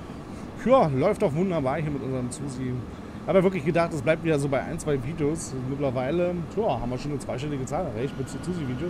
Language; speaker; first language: German; native; German